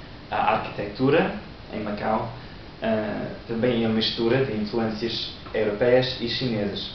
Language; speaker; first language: Portuguese; non-native, learner; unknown